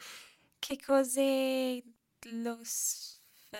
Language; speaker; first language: Italian; non-native, learner; English